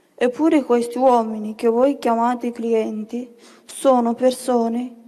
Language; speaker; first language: Italian; non-native, fluent; Bulgarian